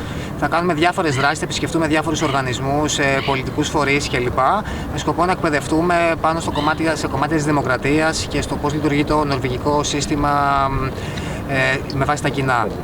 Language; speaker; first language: Greek; native; Greek